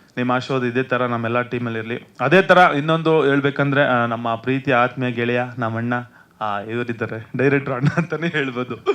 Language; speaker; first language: Kannada; native; Kannada